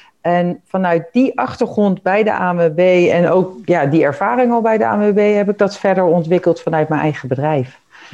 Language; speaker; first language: Dutch; native; Dutch